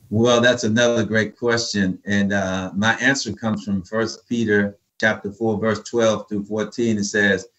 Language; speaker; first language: English; native; English